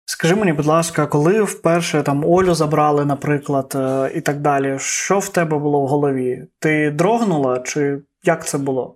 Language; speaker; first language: Ukrainian; non-native, local second language; Russian